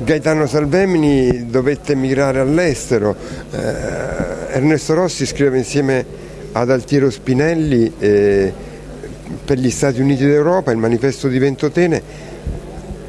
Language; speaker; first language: Italian; native; Italian